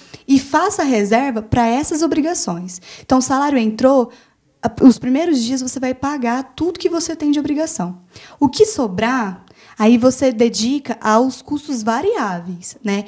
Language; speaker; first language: Portuguese; native; Portuguese